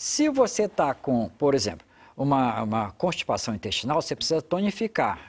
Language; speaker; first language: Portuguese; native; Portuguese